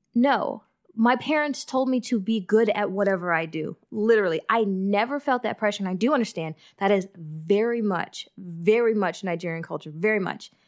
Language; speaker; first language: English; early bilingual, other home language; Yoruba